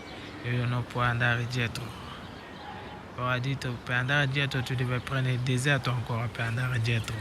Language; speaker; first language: Italian; non-native, learner; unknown